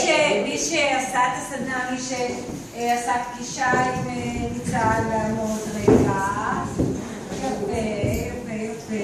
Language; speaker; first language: Hebrew; native; Hebrew